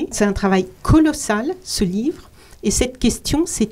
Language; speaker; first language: French; native; French